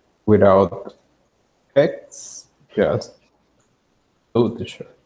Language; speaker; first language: English; non-native, learner; Spanish